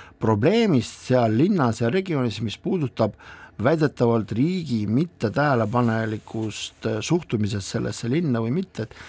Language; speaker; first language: Estonian; non-native, local second language; Russian